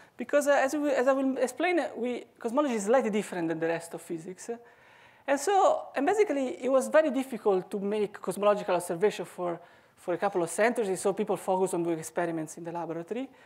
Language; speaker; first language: English; non-native, fluent; Italian